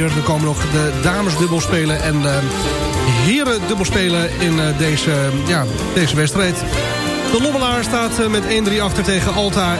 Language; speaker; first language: Dutch; native; Dutch